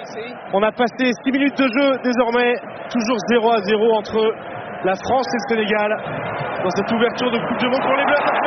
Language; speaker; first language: French; native; French